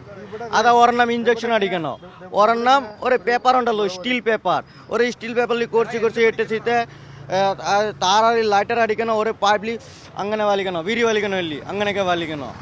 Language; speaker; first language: Malayalam; non-native, local second language; Assamese